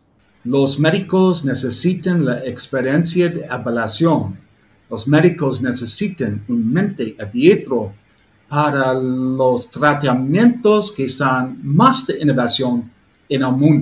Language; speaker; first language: Spanish; non-native, learner; English